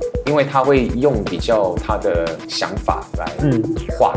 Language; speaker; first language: Chinese; non-native, fluent; English